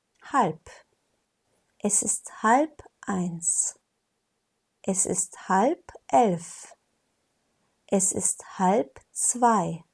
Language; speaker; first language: German; non-native, fluent; Turkish